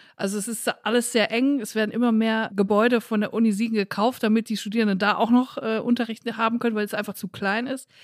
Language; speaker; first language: German; native; German